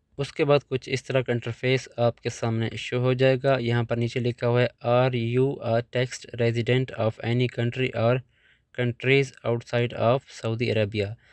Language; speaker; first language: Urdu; non-native, local second language; Punjabi